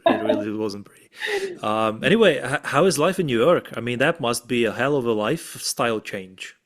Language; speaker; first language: English; non-native, fluent; Czech